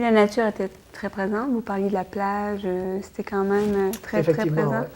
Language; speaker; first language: French; native; French